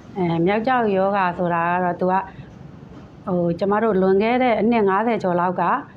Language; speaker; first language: Burmese; native; Burmese